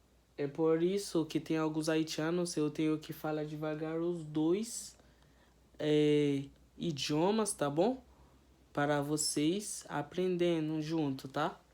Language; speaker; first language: Portuguese; non-native, fluent; Haitian Creole